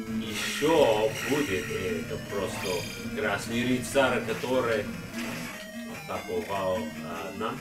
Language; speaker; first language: Russian; non-native, learner; English